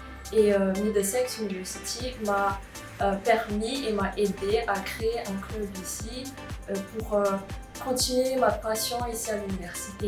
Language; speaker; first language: French; non-native, local second language; Malagasy